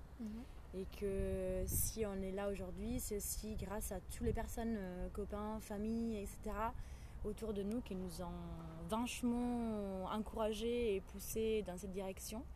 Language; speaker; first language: French; non-native, fluent; Italian